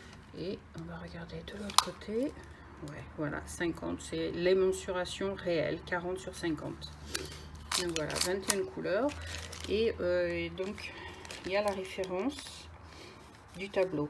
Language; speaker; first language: French; native; French